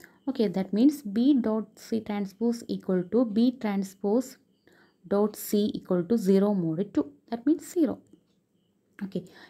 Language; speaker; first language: English; non-native, local second language; Malayalam